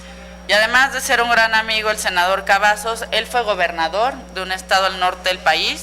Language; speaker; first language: Spanish; native; Spanish